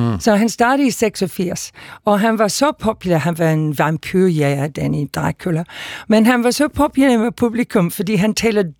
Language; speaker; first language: Danish; non-native, fluent; English